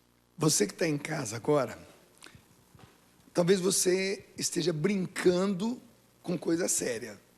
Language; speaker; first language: Portuguese; native; Portuguese